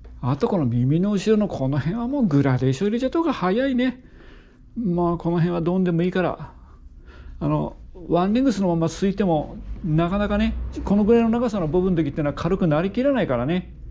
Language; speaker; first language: Japanese; native; Japanese